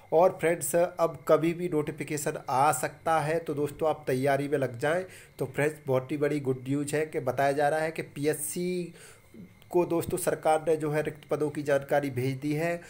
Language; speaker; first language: Hindi; native; Hindi